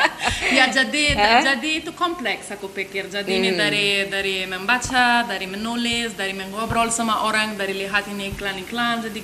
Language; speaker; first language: Indonesian; non-native, learner; Lithuanian